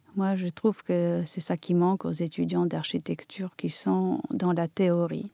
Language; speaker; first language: French; non-native, fluent; Polish